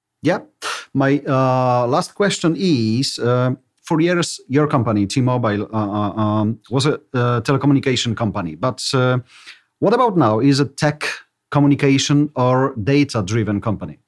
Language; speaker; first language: English; non-native, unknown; Polish